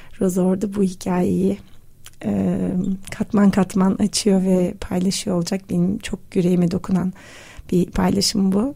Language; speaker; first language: Turkish; native; Turkish